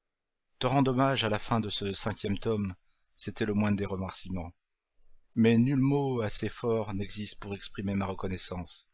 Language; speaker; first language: French; native; French